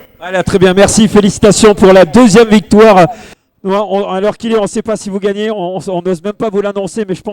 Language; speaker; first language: French; native; French